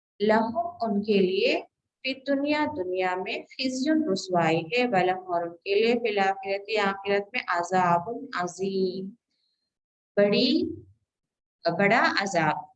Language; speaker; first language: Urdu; native; Urdu